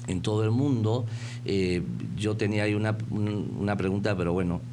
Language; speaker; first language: Spanish; native; Spanish